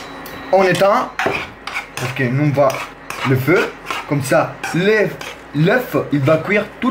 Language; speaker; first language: French; non-native, learner; Italian